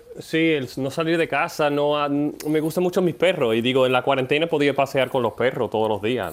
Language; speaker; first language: Spanish; non-native, fluent; English